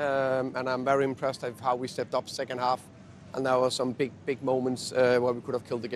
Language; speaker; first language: English; non-native, fluent; Danish